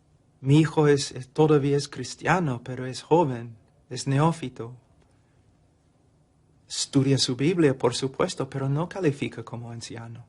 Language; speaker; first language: Spanish; non-native, fluent; English